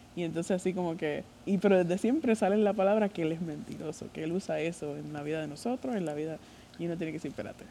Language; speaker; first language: Spanish; native; Spanish